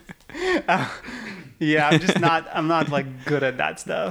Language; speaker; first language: English; early bilingual, other home language; Russian